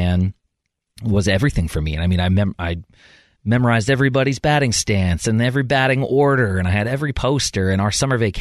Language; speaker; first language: English; native; English